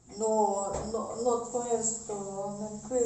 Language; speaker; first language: Italian; non-native, learner; Mizo